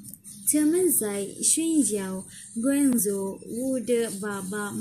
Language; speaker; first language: Chinese; non-native, learner; Malay